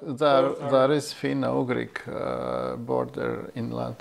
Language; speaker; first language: English; non-native, fluent; Latvian